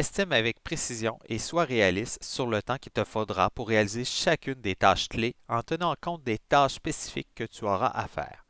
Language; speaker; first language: French; native; French